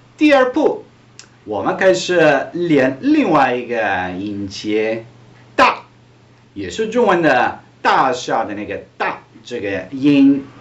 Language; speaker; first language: Chinese; non-native, fluent; Italian